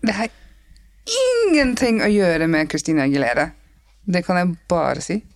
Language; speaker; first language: Norwegian; non-native, fluent; English